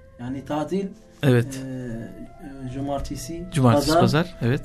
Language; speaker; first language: Turkish; non-native, learner; Arabic